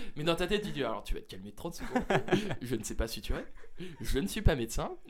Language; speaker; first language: French; native; French